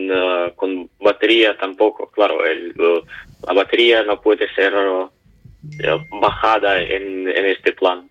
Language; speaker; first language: Spanish; non-native, learner; Ukrainian